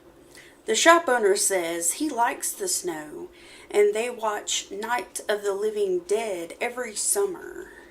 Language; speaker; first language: English; native; English